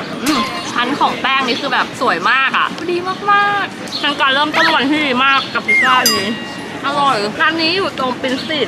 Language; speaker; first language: Thai; native; Thai